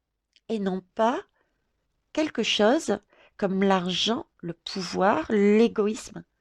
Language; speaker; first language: French; native; French